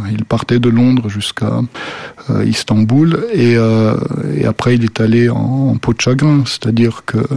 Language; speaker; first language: French; early bilingual, other home language; Slovenian